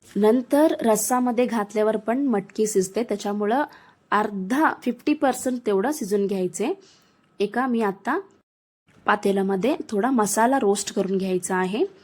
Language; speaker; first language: Marathi; non-native, local second language; Kannada